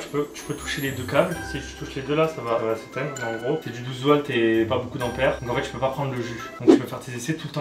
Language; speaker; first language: French; native; French